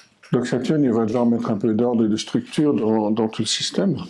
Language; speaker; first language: French; native; French